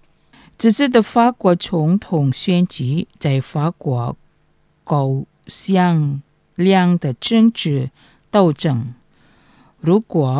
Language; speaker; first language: Chinese; non-native, fluent; Indonesian